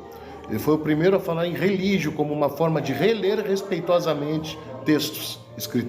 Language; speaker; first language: Portuguese; native; Portuguese